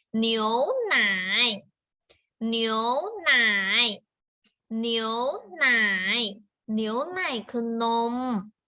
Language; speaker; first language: Chinese; non-native, fluent; Thai